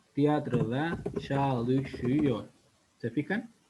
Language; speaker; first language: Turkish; non-native, learner; Spanish